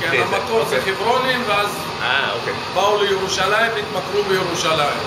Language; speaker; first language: Hebrew; non-native, local second language; Arabic